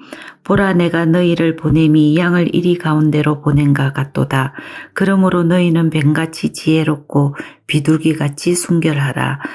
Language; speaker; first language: Korean; native; Korean